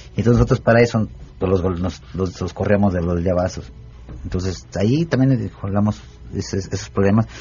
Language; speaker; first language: Spanish; native; Spanish